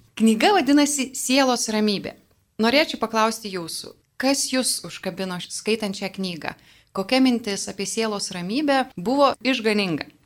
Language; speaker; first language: Lithuanian; native; Lithuanian